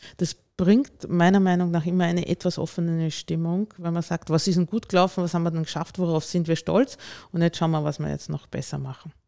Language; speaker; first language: German; native; German